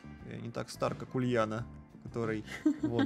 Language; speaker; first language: Russian; native; Russian